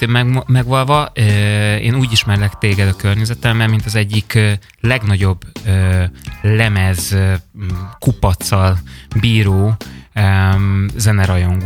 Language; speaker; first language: Hungarian; native; Hungarian